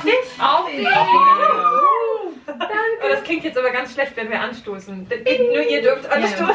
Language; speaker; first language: German; native; German